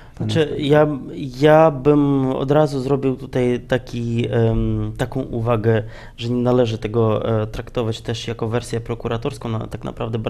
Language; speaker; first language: Polish; non-native, fluent; Ukrainian